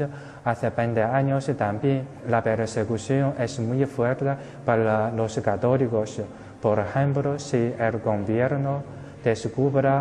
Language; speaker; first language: Spanish; non-native, fluent; Chinese